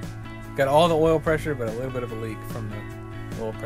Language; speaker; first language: English; native; English